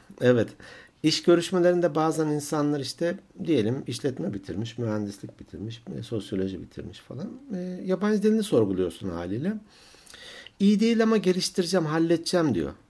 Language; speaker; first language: Turkish; native; Turkish